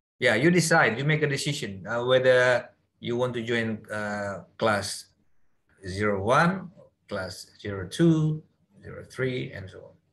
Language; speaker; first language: English; non-native, fluent; Indonesian